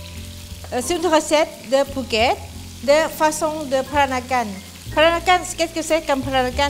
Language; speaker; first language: French; non-native, fluent; Thai